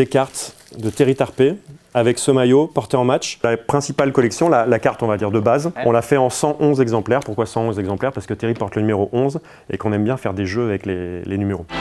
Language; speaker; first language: French; native; French